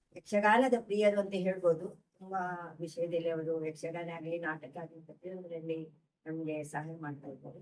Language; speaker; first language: Kannada; non-native, local second language; Konkani